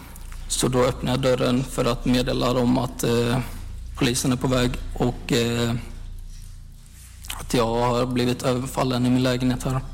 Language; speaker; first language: Swedish; native; Swedish